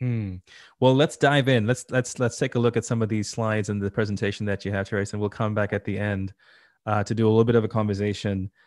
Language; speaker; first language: English; native; English